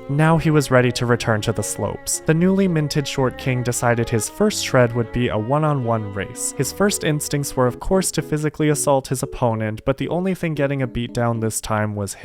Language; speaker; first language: English; native; English